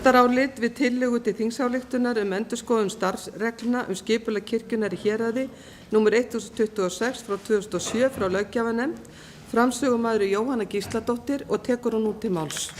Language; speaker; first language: Icelandic; native; Icelandic